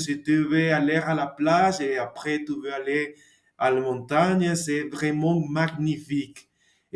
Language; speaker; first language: French; non-native, learner; Spanish